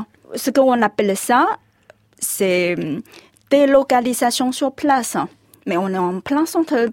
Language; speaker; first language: French; non-native, fluent; Chinese